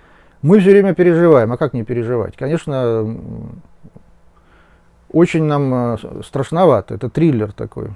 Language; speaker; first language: Russian; native; Russian